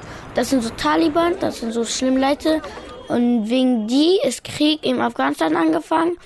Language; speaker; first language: German; early bilingual, other home language; Pashto